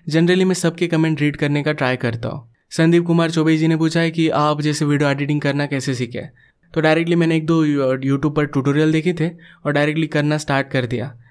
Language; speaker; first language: Hindi; non-native, local second language; Marathi